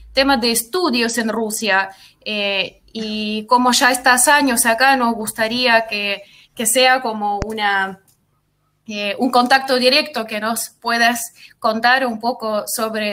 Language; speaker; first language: Spanish; non-native, fluent; Russian